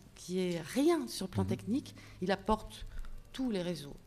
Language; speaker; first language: French; native; French